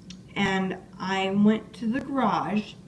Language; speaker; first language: English; native; English